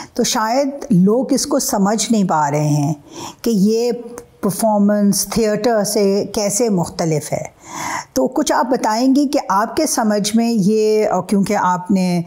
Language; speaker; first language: Urdu; native; Urdu